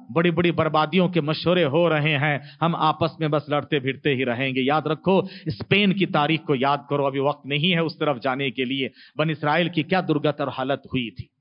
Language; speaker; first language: Urdu; native; Urdu